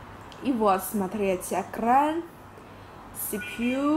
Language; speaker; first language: Russian; non-native, learner; Chinese